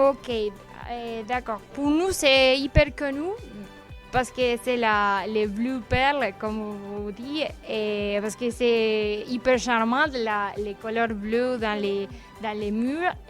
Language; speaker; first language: French; non-native, fluent; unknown